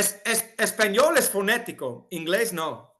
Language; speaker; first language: Spanish; non-native, fluent; English